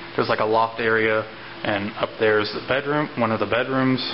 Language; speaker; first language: English; native; English